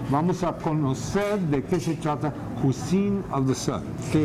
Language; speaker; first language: Spanish; non-native, fluent; English